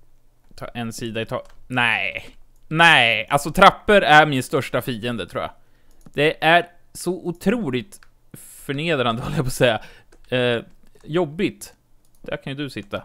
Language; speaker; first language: Swedish; native; Swedish